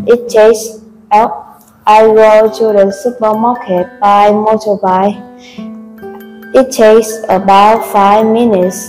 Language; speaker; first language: English; non-native, learner; Vietnamese